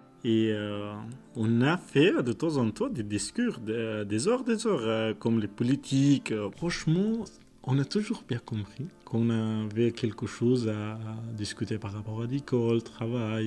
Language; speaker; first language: French; non-native, learner; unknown